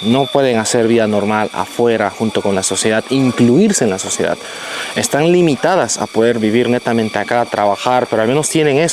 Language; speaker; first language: Spanish; native; Spanish